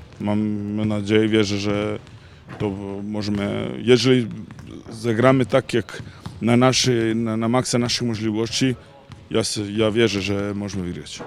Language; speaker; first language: Polish; non-native, learner; Serbian